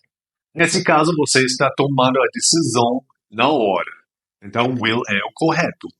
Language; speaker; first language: Portuguese; non-native, fluent; English